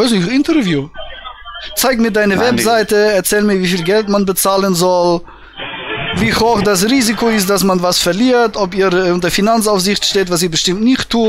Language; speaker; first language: German; native; German